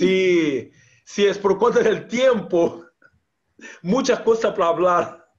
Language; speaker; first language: Spanish; non-native, learner; Portuguese